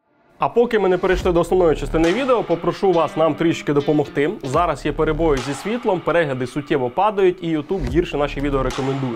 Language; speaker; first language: Ukrainian; native; Ukrainian